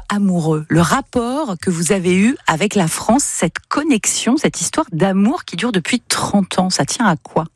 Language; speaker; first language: French; native; French